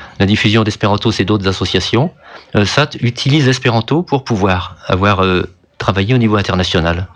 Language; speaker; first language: French; native; French